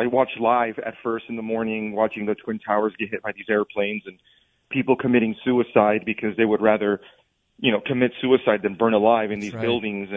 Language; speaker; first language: English; native; English